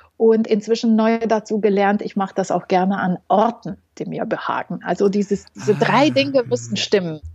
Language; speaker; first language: German; non-native, fluent; Romanian